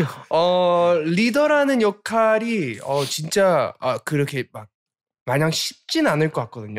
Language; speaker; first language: Korean; early bilingual, heritage; Korean